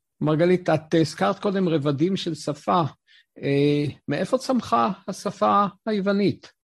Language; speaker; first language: Hebrew; native; Hebrew